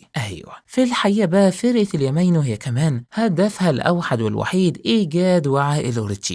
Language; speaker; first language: Arabic; native; Arabic